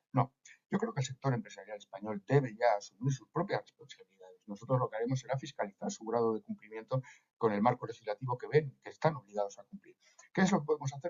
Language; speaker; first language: Spanish; native; Spanish